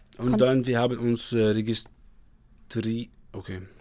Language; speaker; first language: German; non-native, learner; Arabic